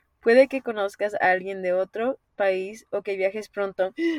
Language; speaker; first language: Spanish; early bilingual, heritage; Spanish